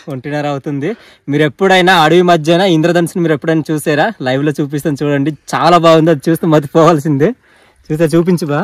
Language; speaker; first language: Telugu; non-native, local second language; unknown